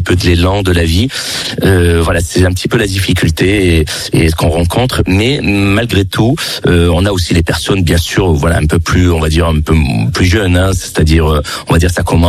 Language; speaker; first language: French; native; French